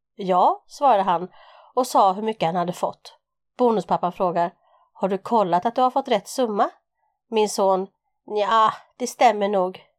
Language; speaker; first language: Swedish; early bilingual, other home language; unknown